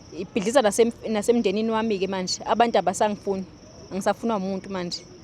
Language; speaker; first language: Zulu; native; Zulu